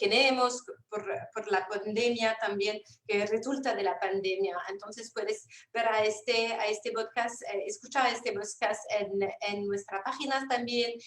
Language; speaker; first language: Spanish; non-native, fluent; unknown